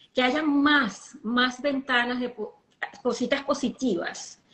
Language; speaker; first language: Spanish; native; Spanish